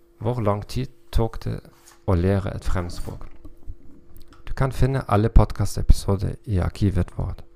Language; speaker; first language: Norwegian; non-native, learner; German